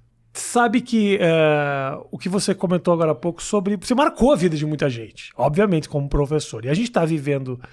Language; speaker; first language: Portuguese; native; Portuguese